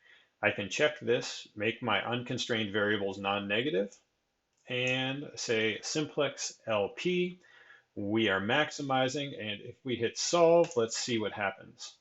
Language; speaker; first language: English; native; English